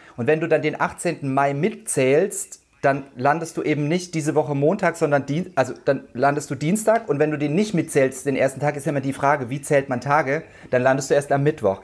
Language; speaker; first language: German; native; German